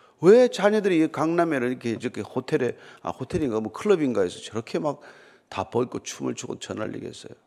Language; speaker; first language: Korean; native; Korean